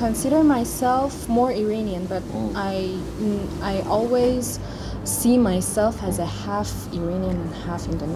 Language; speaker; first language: English; non-native, fluent; Persian